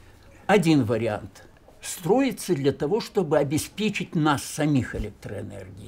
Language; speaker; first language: Russian; native; Russian